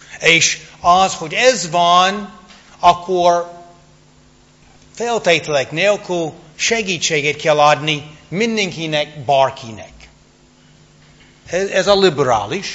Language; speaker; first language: Hungarian; non-native, fluent; English